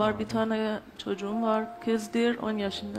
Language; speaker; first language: Turkish; non-native, learner; Persian